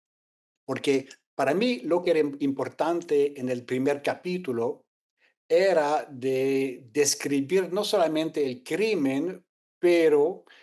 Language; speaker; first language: Spanish; non-native, fluent; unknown